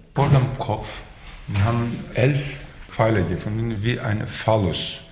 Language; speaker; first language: German; non-native, learner; Turkish